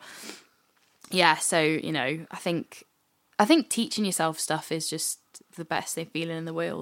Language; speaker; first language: English; native; English